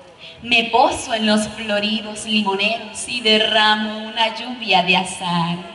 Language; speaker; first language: Spanish; native; Spanish